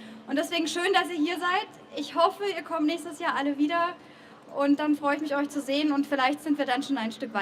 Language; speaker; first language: German; native; German